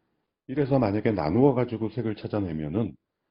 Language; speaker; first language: Korean; native; Korean